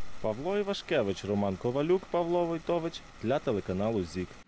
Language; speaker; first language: Ukrainian; native; Ukrainian